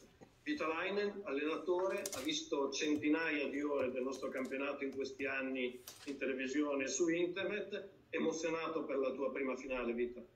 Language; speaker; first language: Italian; native; Italian